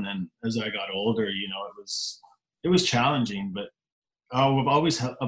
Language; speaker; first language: English; native; English